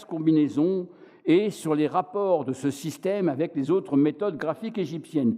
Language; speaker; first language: French; native; French